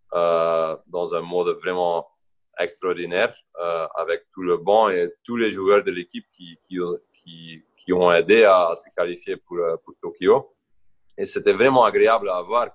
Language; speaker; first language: French; non-native, local second language; Dutch